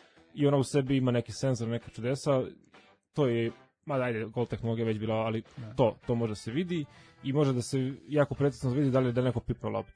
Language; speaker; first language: Serbian; native; Serbian